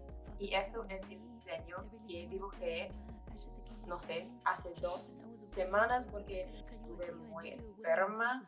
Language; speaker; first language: Spanish; non-native, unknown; English